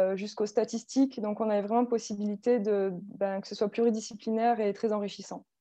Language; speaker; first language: French; native; French